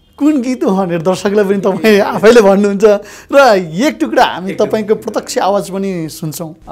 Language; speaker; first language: Nepali; native; Nepali